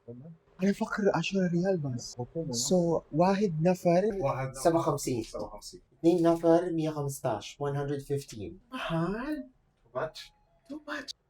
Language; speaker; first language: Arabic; non-native, learner; Filipino